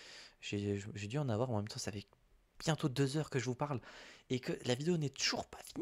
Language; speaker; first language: French; native; French